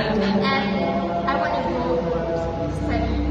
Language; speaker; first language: English; non-native, learner; Indonesian